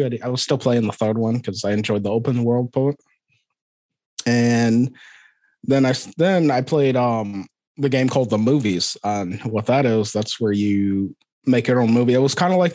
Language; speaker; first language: English; native; English